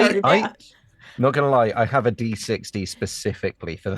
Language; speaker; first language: English; native; English